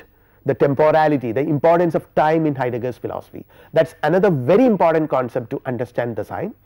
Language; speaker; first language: English; non-native, local second language; Malayalam